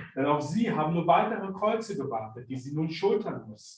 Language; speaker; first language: German; native; German